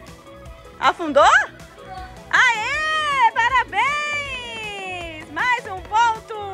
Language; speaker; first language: Portuguese; native; Portuguese